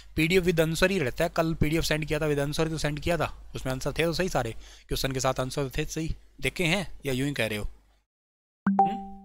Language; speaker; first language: Hindi; native; Hindi